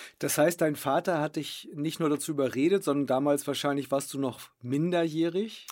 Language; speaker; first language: German; native; German